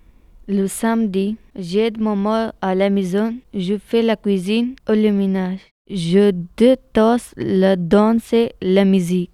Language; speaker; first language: French; non-native, learner; Pashto